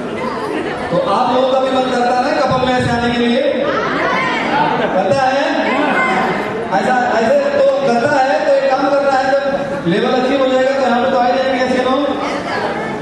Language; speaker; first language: Hindi; native; Hindi